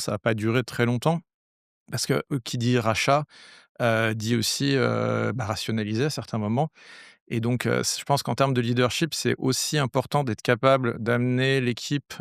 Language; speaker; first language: French; native; French